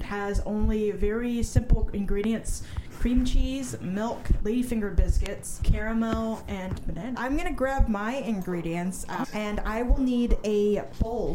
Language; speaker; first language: English; native; English